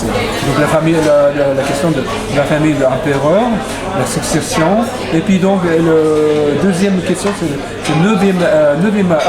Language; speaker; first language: French; non-native, learner; Japanese